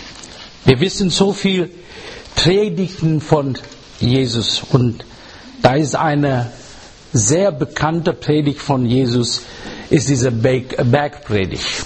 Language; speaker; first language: German; non-native, learner; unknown